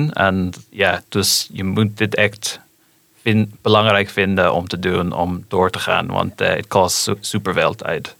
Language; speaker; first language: Dutch; non-native, fluent; English